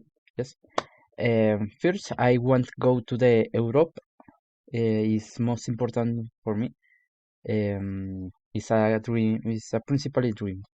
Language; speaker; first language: English; non-native, learner; Spanish